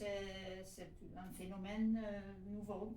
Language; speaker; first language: French; non-native, fluent; Dutch